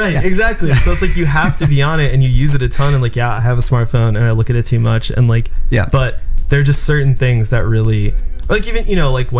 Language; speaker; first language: English; early bilingual, other home language; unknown